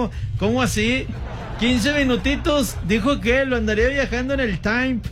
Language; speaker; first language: Spanish; native; Spanish